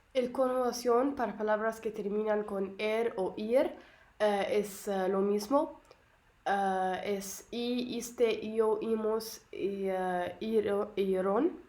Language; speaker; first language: Spanish; non-native, learner; Arabic